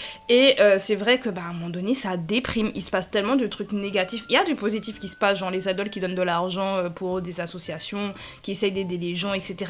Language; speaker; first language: French; native; French